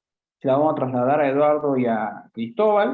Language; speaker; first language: Spanish; native; Spanish